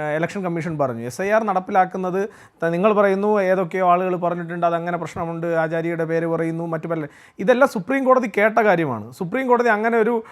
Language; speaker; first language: Malayalam; native; Malayalam